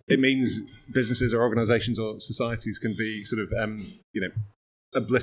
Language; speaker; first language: English; native; English